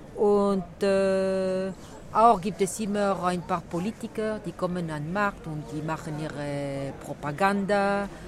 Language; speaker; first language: German; non-native, learner; French